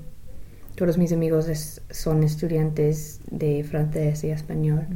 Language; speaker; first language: Spanish; non-native, fluent; English